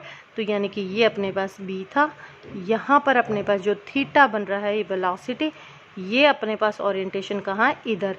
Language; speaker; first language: Hindi; native; Hindi